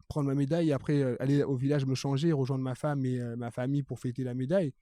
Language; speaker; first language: French; early bilingual, other home language; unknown